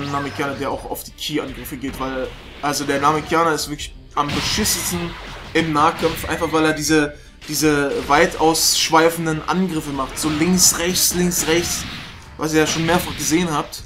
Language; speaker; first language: German; native; German